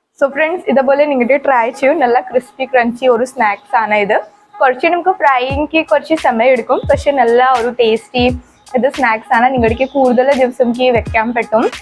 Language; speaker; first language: Malayalam; non-native, local second language; Hindi